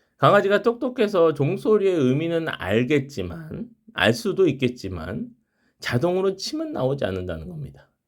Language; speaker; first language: Korean; native; Korean